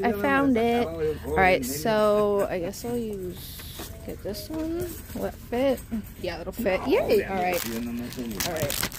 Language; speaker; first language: English; native; English